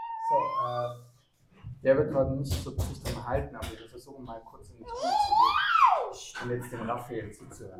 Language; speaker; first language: German; native; German